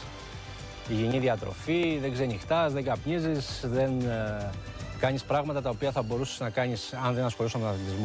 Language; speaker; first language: Greek; native; Greek